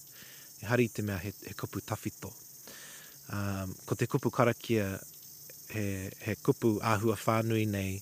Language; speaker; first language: Māori; non-native, local second language; English